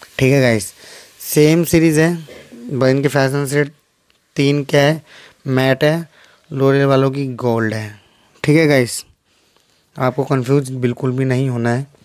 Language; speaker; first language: Hindi; native; Hindi